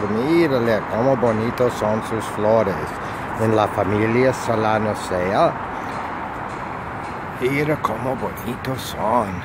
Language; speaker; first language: Spanish; non-native, learner; English